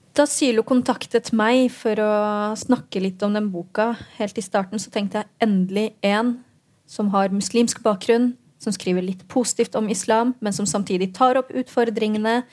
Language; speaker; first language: Norwegian; early bilingual, other home language; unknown